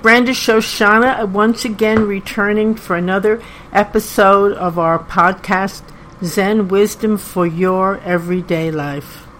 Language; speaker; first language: English; native; English